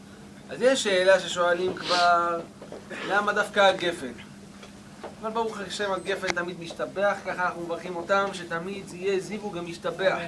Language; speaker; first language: Hebrew; native; Hebrew